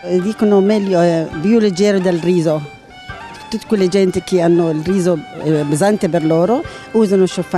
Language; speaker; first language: Italian; non-native, learner; Arabic